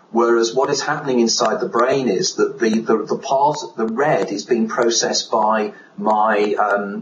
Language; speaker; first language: English; native; English